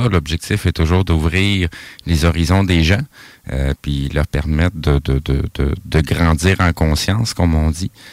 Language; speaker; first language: French; native; French